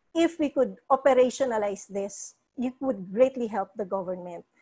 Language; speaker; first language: English; non-native, local second language; Cebuano